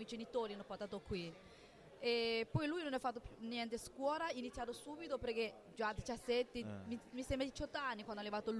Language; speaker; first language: Italian; non-native, learner; Chinese